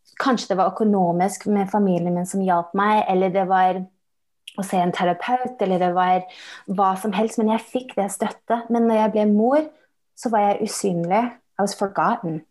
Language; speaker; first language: Norwegian; early bilingual, heritage; English